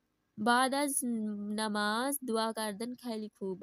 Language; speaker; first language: Persian; non-native, fluent; Urdu